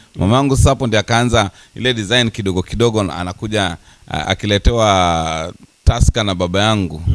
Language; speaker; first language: Swahili; native; Swahili